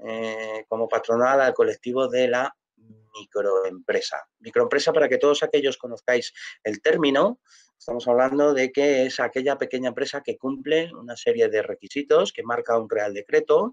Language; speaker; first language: Spanish; native; Spanish